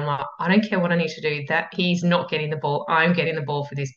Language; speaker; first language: English; native; English